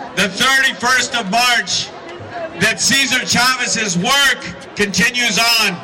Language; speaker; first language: English; early bilingual, other home language; Spanish